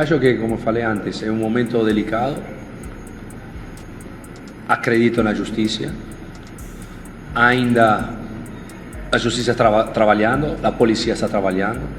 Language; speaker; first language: Portuguese; non-native, fluent; Spanish